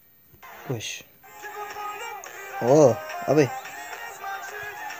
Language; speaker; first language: French; native; French